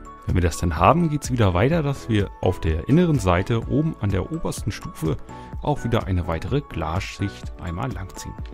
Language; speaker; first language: German; native; German